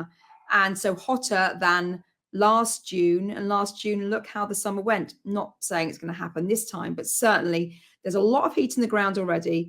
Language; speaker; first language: English; native; English